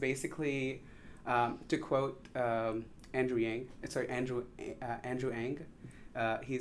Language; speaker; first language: English; non-native, local second language; Tamil